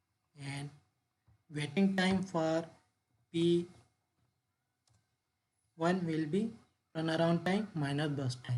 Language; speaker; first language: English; non-native, local second language; Urdu